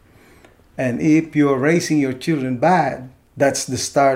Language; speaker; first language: English; non-native, local second language; Filipino